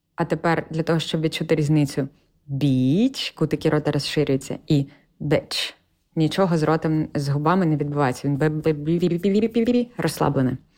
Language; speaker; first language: Ukrainian; native; Ukrainian